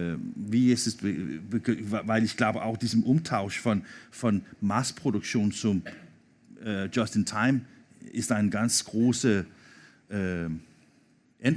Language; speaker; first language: German; non-native, learner; Danish